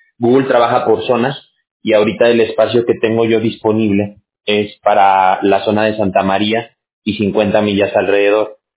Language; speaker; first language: Spanish; native; Spanish